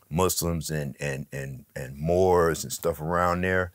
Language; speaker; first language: English; native; English